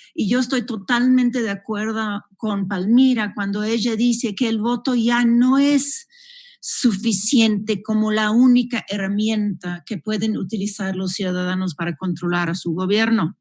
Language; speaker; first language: Spanish; non-native, fluent; English